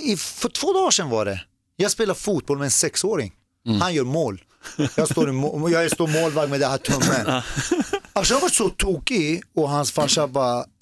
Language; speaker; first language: Swedish; early bilingual, other home language; Persian